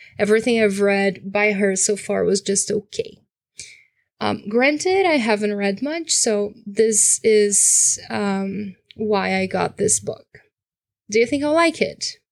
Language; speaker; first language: English; non-native, fluent; Portuguese